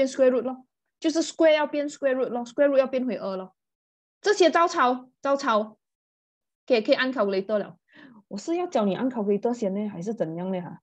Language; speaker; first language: Chinese; native; Chinese